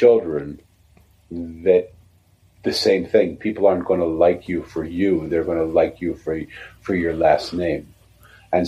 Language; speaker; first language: English; native; English